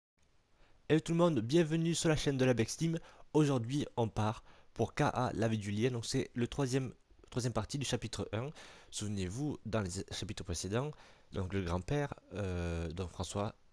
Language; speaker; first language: French; native; French